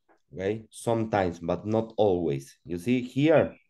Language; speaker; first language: English; non-native, learner; Spanish